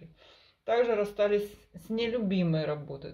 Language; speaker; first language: Russian; native; Russian